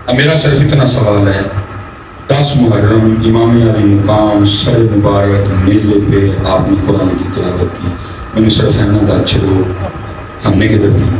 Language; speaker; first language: Urdu; non-native, local second language; Punjabi